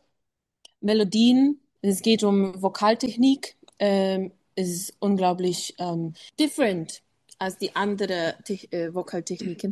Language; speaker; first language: German; non-native, learner; English